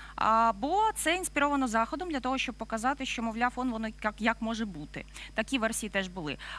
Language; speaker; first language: Ukrainian; native; Ukrainian